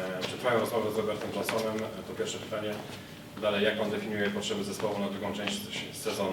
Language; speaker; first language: Polish; native; Polish